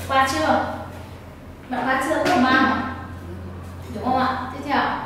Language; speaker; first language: Chinese; non-native, fluent; Vietnamese